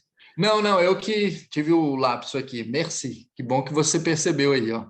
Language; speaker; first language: Portuguese; native; Portuguese